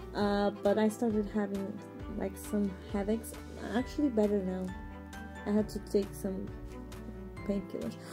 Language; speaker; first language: English; non-native, fluent; Portuguese